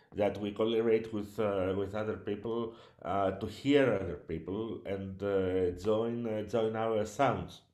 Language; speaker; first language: English; non-native, learner; Greek